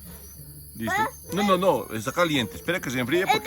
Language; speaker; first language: Spanish; native; Spanish